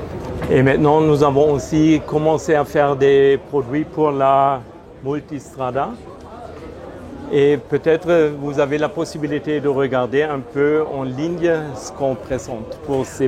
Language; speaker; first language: French; non-native, fluent; German